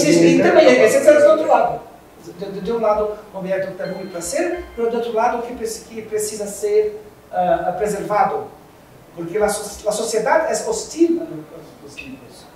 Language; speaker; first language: Spanish; non-native, fluent; Portuguese